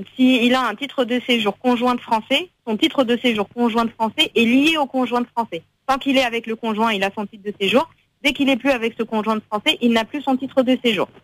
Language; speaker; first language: French; native; French